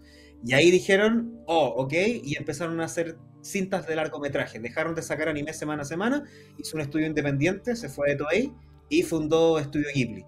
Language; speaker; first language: Spanish; native; Spanish